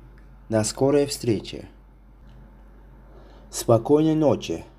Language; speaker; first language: Russian; non-native, local second language; Tajik